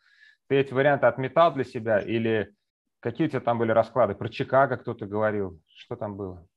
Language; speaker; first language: Russian; native; Russian